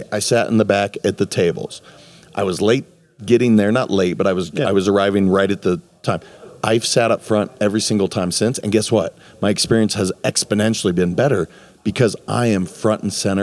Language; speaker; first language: English; native; English